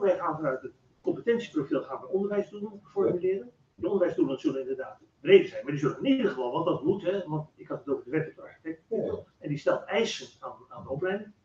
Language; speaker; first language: Dutch; native; Dutch